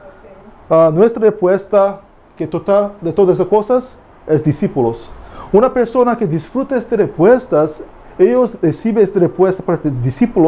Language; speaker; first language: Spanish; non-native, learner; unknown